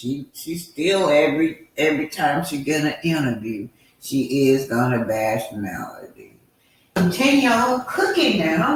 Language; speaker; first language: English; native; English